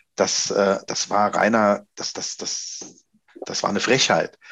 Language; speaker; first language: German; native; German